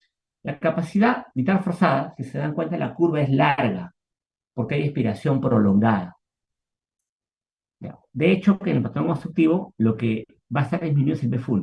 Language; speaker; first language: Spanish; native; Spanish